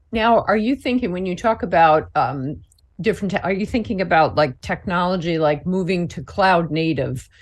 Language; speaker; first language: English; native; English